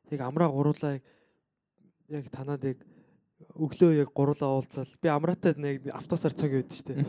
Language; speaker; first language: Mongolian; native; Mongolian